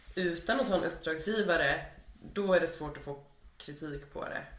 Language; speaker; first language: Swedish; native; Swedish